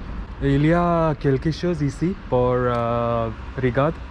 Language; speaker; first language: French; non-native, learner; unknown